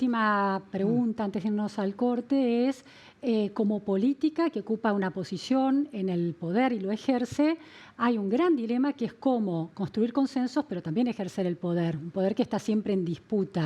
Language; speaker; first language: Spanish; native; Spanish